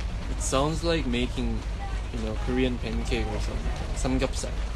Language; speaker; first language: English; non-native, fluent; Korean